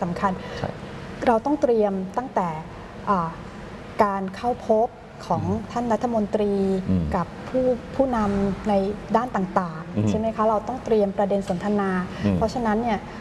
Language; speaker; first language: Thai; native; Thai